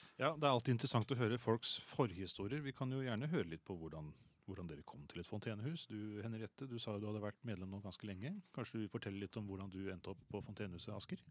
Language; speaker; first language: Norwegian; native; Norwegian